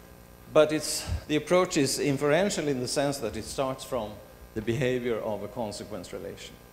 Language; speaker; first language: English; non-native, fluent; Swedish